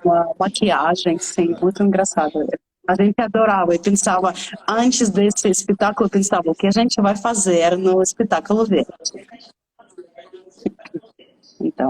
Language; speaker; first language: Portuguese; non-native, fluent; Russian